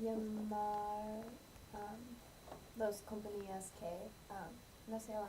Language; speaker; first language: Spanish; non-native, learner; English